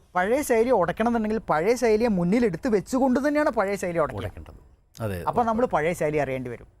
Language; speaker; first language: Malayalam; non-native, local second language; Tamil